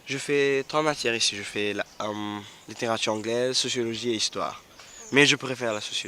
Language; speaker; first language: French; non-native, local second language; Seselwa Creole French